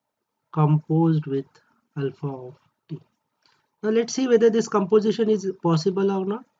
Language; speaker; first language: English; non-native, local second language; Marathi